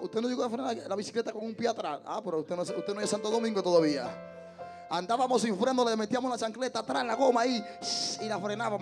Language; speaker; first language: Spanish; native; Spanish